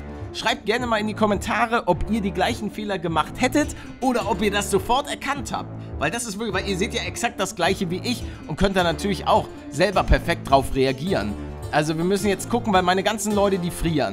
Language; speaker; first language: German; native; German